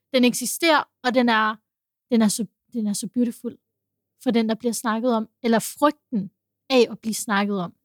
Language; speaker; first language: Danish; early bilingual, other home language; Urdu